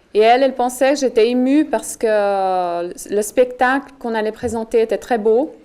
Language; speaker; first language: French; native; French